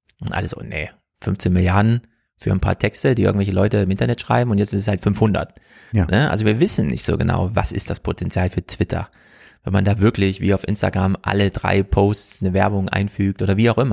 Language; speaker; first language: German; native; German